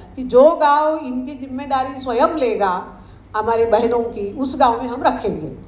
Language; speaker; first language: Hindi; non-native, local second language; Marathi